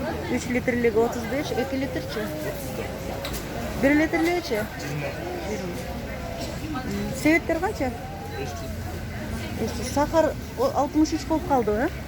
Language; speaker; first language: Uzbek; non-native, local second language; Kyrgyz